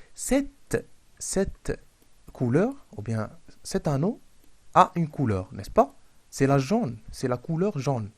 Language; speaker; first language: French; non-native, local second language; Arabic